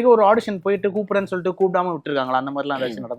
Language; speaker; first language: Tamil; native; Tamil